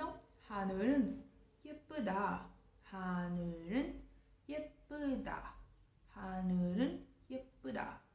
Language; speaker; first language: Korean; non-native, learner; Portuguese